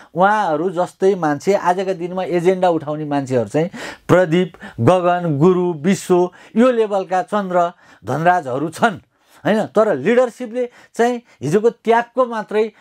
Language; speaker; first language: Nepali; native; Nepali